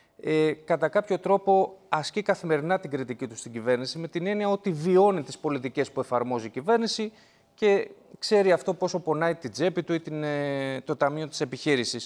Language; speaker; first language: Greek; native; Greek